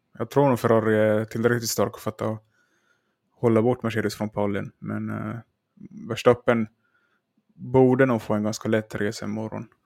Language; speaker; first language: Swedish; native; Swedish